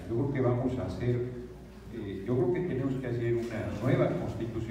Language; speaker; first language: Spanish; native; Spanish